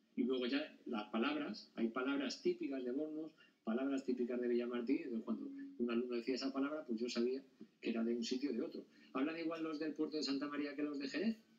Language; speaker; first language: Spanish; native; Spanish